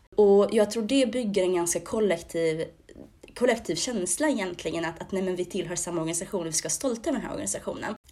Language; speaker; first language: Swedish; early bilingual, other home language; Hungarian